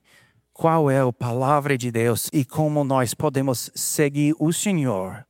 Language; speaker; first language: Portuguese; non-native, fluent; English